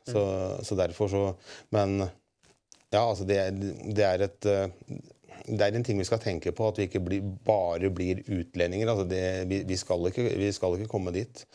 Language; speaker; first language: Norwegian; native; Norwegian